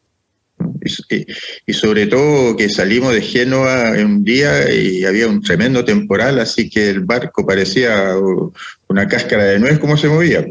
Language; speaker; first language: Spanish; early bilingual, other home language; Italian